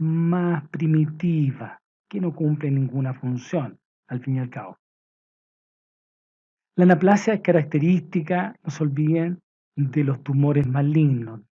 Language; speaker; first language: Spanish; native; Spanish